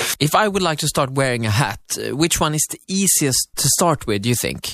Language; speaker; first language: English; non-native, fluent; Swedish